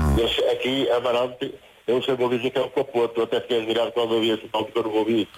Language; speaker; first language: Portuguese; native; Portuguese